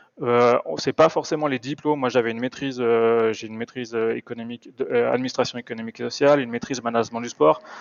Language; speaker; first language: French; native; French